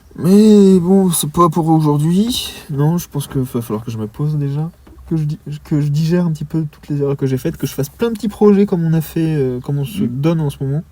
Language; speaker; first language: French; native; French